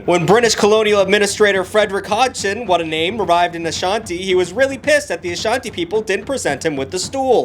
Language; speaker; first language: English; native; English